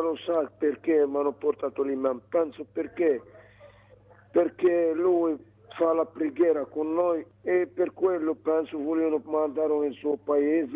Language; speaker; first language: Italian; non-native, learner; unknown